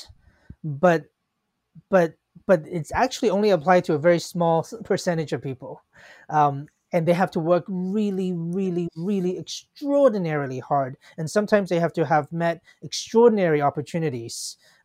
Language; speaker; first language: English; non-native, local second language; Cantonese